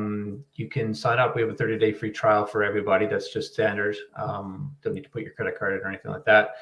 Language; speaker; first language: English; native; English